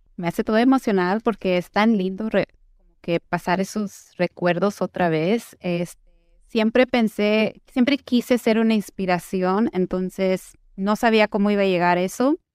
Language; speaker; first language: Spanish; early bilingual, heritage; Spanish